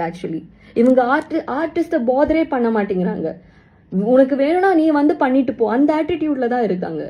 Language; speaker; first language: Tamil; non-native, local second language; Malayalam